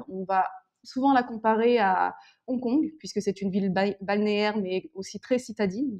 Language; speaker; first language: French; early bilingual, other home language; Korean